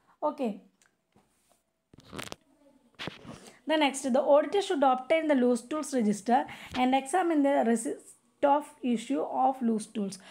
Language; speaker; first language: English; non-native, local second language; Malayalam